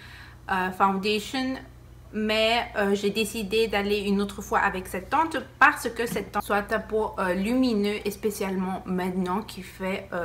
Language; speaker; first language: French; non-native, fluent; Spanish